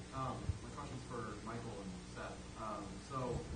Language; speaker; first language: English; non-native, fluent; Spanish